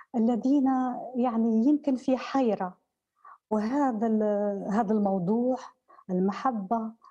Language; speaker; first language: Arabic; native; Arabic